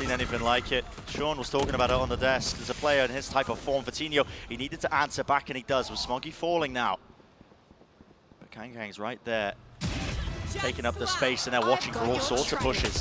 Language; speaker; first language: English; native; English